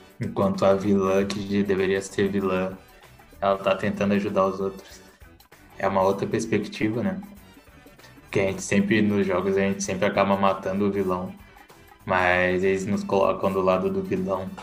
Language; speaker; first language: Portuguese; native; Portuguese